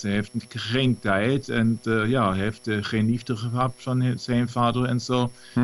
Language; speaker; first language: Dutch; non-native, fluent; German